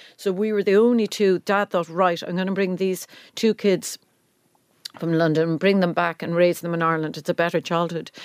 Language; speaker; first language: English; native; English